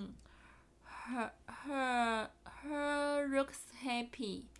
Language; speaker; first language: English; non-native, learner; Chinese